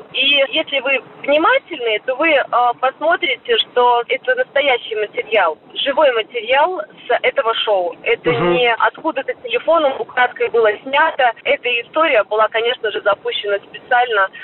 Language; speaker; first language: Russian; native; Russian